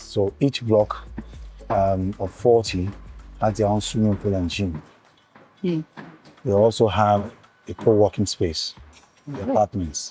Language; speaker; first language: English; non-native, local second language; Igbo